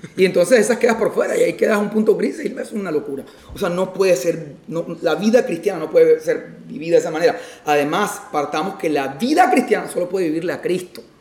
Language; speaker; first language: Spanish; native; Spanish